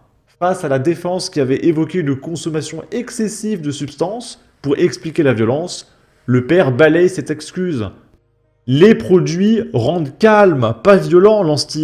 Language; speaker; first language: French; native; French